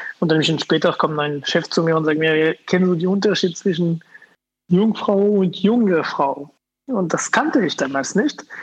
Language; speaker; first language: German; non-native, fluent; French